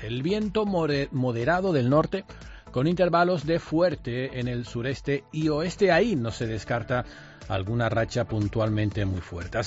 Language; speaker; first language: Spanish; native; Spanish